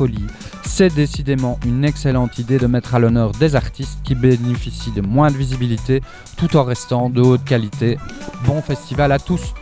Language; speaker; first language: French; native; French